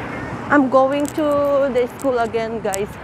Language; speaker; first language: English; non-native, learner; Filipino